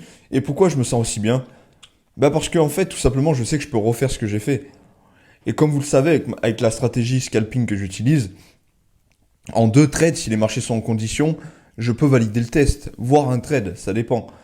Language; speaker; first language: French; native; French